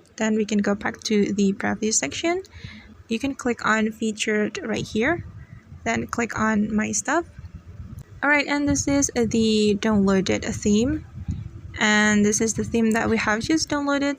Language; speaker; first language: English; non-native, fluent; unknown